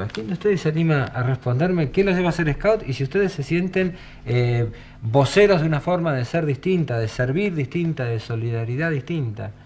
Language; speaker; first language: Spanish; native; Spanish